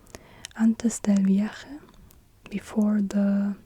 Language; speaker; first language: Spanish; non-native, learner; German